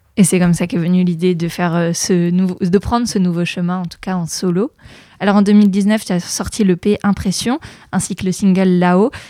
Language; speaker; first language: French; native; French